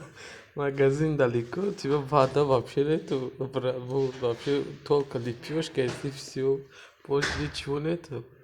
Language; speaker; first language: Russian; non-native, learner; Tajik